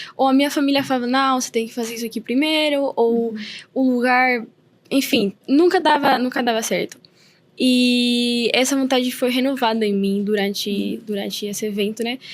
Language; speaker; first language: Portuguese; non-native, fluent; Spanish